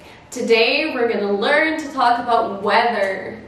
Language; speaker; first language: English; non-native, fluent; Portuguese